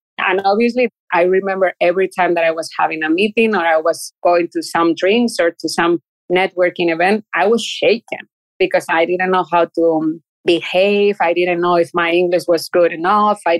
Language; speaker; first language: English; non-native, fluent; Spanish